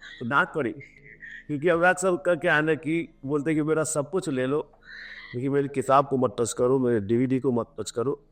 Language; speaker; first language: Hindi; native; Hindi